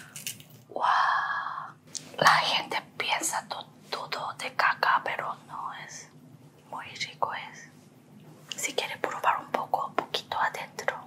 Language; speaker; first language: Spanish; non-native, learner; Korean